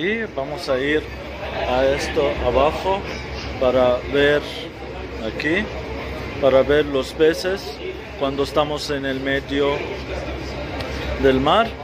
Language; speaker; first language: Spanish; non-native, fluent; Arabic